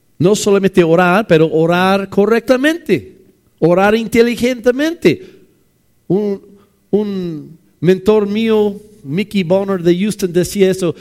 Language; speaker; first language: Spanish; non-native, fluent; English